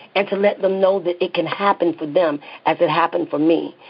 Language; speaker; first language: English; native; English